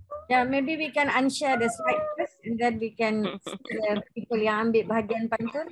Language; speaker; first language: English; non-native, local second language; Malay